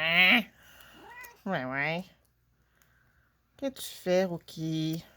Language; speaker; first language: French; native; French